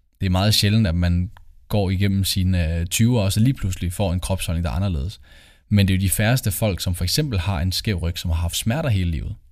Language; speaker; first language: Danish; native; Danish